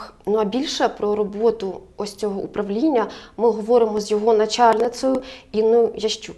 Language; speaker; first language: Ukrainian; native; Ukrainian